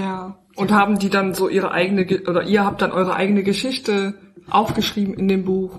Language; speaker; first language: German; native; German